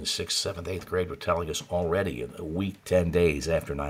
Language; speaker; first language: English; native; English